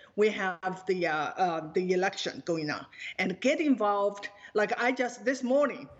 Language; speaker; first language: English; non-native, fluent; Chinese